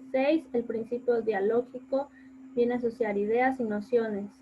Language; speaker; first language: Spanish; native; Spanish